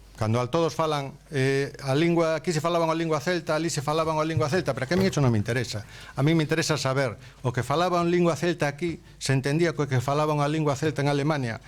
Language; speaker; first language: Galician; native; Galician